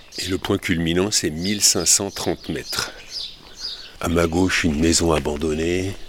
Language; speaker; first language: French; native; French